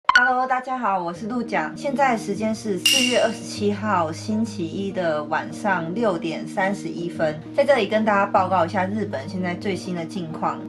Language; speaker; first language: Chinese; native; Chinese